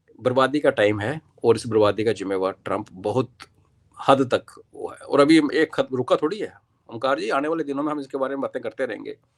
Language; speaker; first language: Hindi; non-native, local second language; Kashmiri